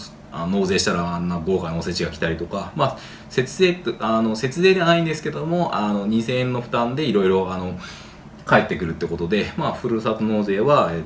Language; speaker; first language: Japanese; native; Japanese